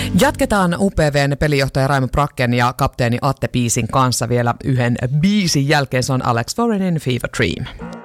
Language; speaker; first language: Finnish; native; Finnish